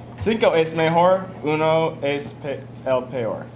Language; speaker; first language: Spanish; non-native, learner; English